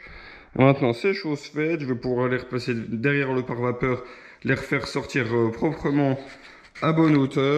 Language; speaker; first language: French; native; French